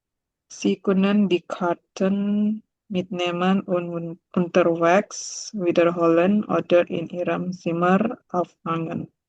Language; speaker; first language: German; non-native, learner; Indonesian